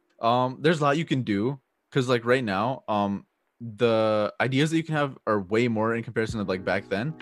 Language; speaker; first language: English; native; English